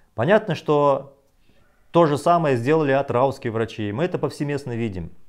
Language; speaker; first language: Russian; non-native, local second language; Kazakh